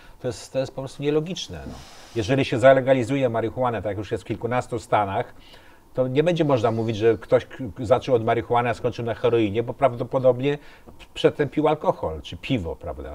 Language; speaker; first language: Polish; native; Polish